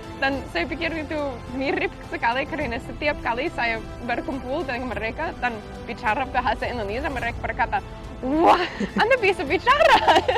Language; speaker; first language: Indonesian; non-native, learner; English